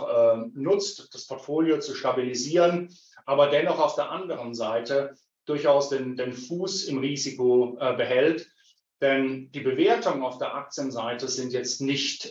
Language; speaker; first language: German; native; German